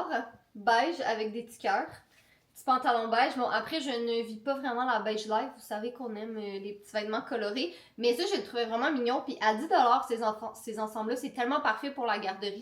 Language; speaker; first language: French; native; French